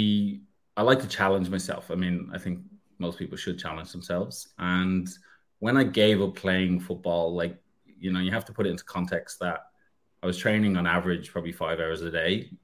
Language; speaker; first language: English; native; English